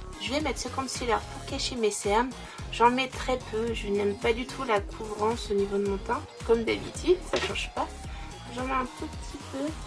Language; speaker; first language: French; native; French